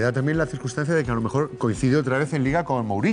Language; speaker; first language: Spanish; native; Spanish